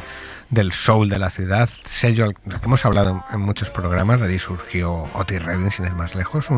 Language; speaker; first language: Spanish; native; Spanish